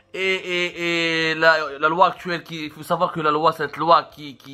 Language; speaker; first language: French; non-native, local second language; Arabic